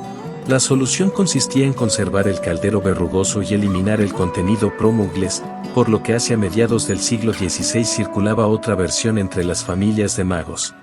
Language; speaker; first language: Spanish; native; Spanish